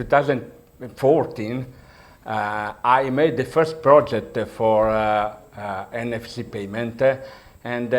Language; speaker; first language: English; non-native, learner; Italian